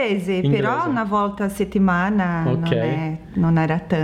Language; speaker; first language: Italian; non-native, learner; Portuguese